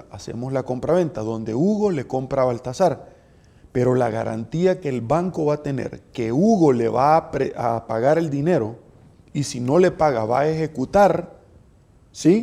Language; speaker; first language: Spanish; native; Spanish